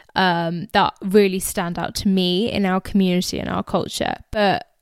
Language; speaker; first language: English; native; English